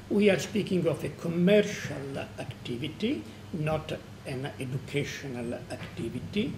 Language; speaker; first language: English; non-native, fluent; Italian